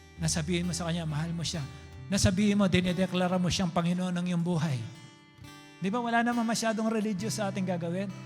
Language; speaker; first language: Filipino; non-native, local second language; Pampanga